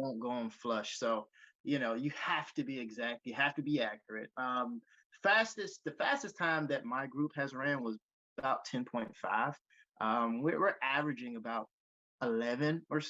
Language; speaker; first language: English; native; English